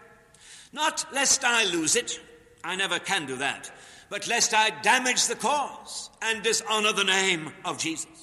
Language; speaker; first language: English; native; English